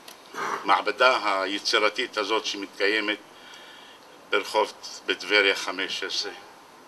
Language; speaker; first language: Hebrew; non-native, local second language; Arabic